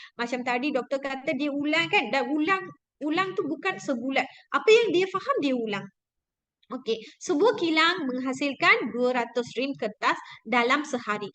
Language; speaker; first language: Malay; non-native, local second language; Tamil